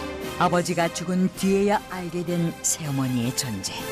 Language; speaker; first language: Korean; native; Korean